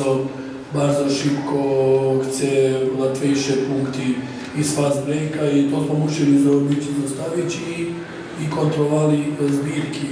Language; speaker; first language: Polish; non-native, learner; Serbian